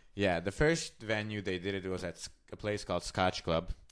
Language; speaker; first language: English; non-native, fluent; Hungarian